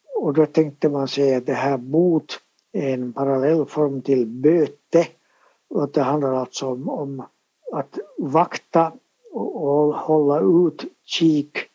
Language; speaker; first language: Swedish; native; Swedish